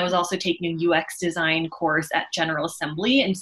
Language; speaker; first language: English; native; English